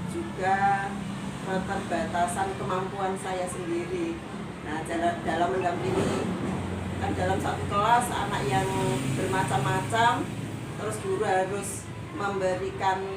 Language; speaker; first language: Indonesian; native; Indonesian